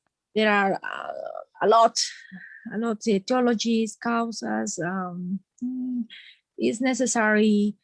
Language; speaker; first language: English; non-native, learner; Spanish